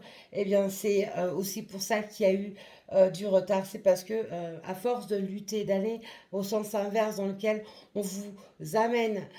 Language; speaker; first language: French; native; French